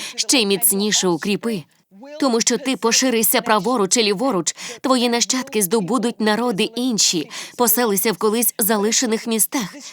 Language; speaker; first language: Ukrainian; non-native, fluent; English